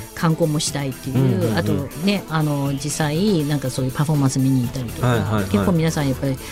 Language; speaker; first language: Japanese; non-native, fluent; Chinese